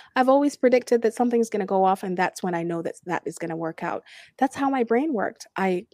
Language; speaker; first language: English; non-native, fluent; Arabic